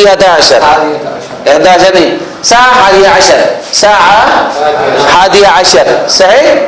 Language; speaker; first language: Arabic; non-native, fluent; Urdu